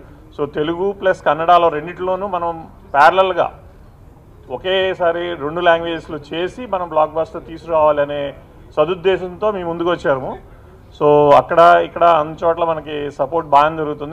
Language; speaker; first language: Telugu; native; Telugu